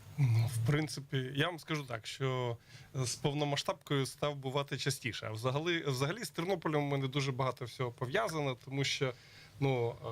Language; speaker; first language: Ukrainian; native; Ukrainian